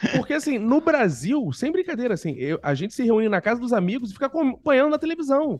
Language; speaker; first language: Portuguese; native; Portuguese